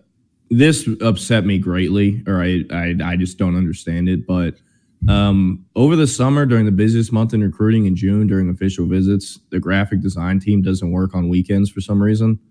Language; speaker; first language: English; native; English